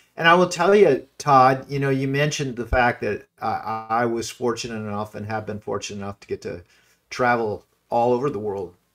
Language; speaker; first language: English; native; English